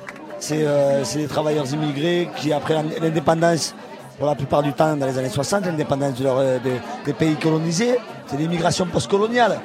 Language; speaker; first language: French; native; French